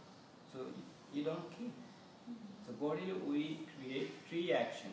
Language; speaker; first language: English; non-native, fluent; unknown